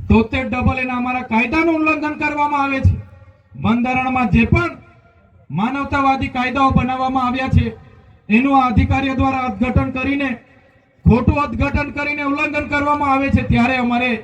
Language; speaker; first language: Gujarati; non-native, local second language; Bhili